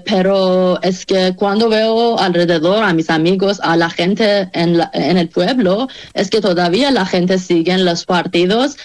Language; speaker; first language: Spanish; non-native, fluent; Persian